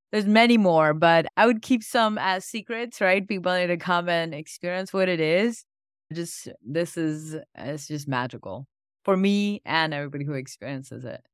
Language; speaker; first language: English; non-native, local second language; Gujarati